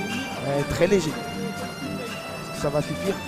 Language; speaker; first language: French; native; French